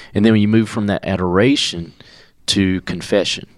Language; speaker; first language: English; native; English